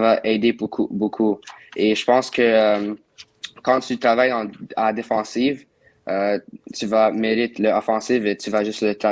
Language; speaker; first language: French; non-native, local second language; English